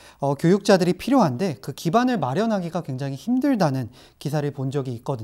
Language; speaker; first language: Korean; native; Korean